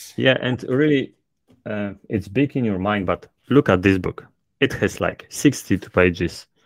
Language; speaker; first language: English; non-native, fluent; Polish